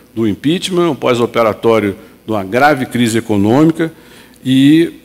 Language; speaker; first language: Portuguese; native; Portuguese